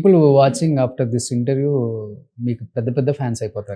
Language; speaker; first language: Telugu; native; Telugu